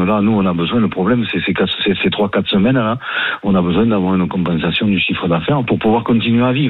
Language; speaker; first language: French; native; French